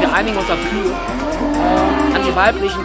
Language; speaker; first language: German; native; German